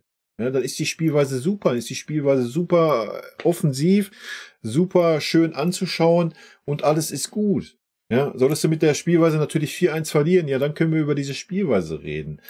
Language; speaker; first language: German; native; German